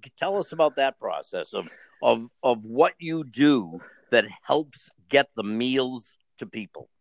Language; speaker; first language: English; native; English